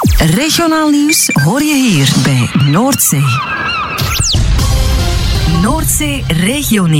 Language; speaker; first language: Dutch; native; Dutch